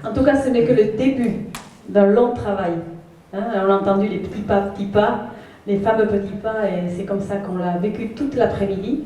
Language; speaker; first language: French; native; French